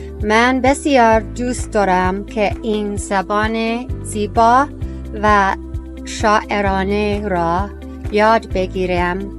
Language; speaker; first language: Persian; non-native, learner; English